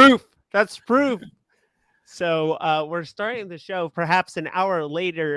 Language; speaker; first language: English; native; English